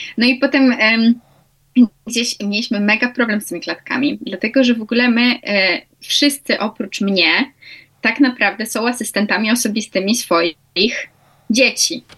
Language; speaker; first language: Polish; native; Polish